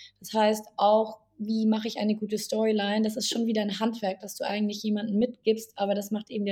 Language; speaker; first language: German; native; German